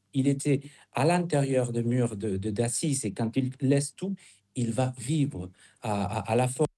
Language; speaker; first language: French; non-native, fluent; Spanish